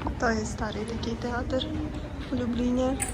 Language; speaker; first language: Polish; non-native, learner; Russian